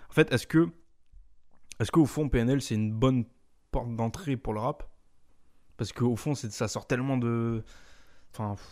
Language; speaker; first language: French; native; French